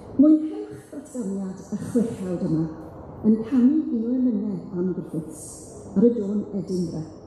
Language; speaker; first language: Welsh; native; Welsh